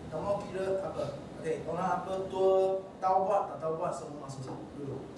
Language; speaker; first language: Malay; non-native, local second language; Chinese